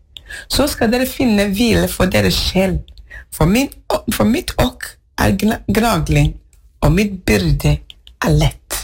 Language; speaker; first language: Norwegian; non-native, fluent; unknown